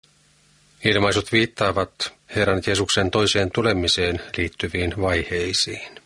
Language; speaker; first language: Finnish; native; Finnish